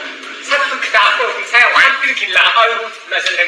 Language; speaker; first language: Indonesian; non-native, learner; Korean